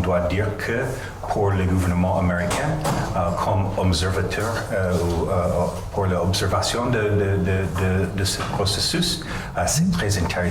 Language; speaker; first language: French; non-native, fluent; English